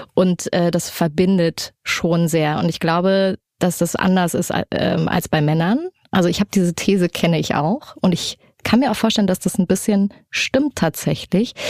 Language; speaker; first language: German; native; German